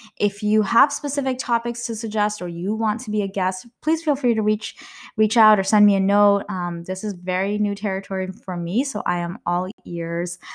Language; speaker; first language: English; early bilingual, other home language; Malayalam